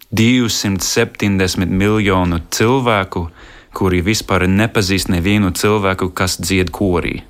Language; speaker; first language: Latvian; non-native, fluent; English